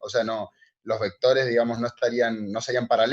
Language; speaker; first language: Spanish; native; Spanish